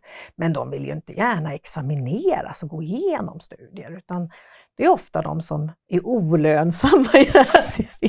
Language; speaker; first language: Swedish; native; Swedish